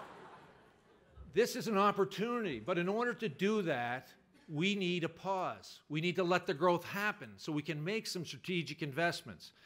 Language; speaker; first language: English; native; English